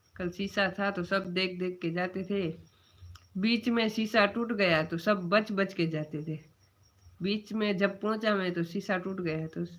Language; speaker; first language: Hindi; non-native, local second language; Gujarati